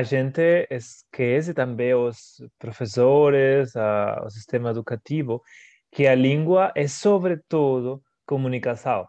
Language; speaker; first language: Portuguese; non-native, fluent; Spanish